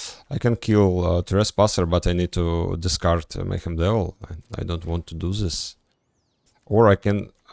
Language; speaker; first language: English; non-native, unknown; Ukrainian